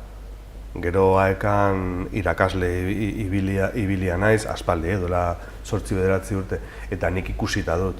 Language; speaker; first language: Basque; non-native, local second language; Spanish